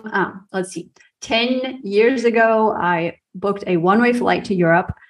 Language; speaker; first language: English; native; English